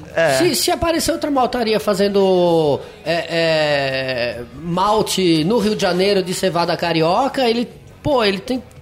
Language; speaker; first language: Portuguese; non-native, fluent; French